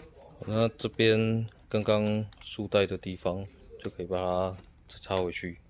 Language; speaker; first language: Chinese; native; Chinese